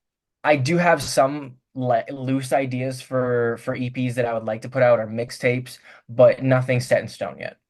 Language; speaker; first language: English; native; English